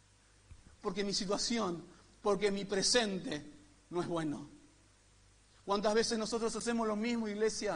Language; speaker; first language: Spanish; native; Spanish